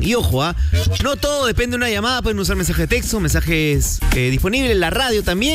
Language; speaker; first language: Spanish; native; Spanish